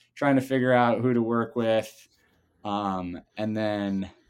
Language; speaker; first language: English; native; English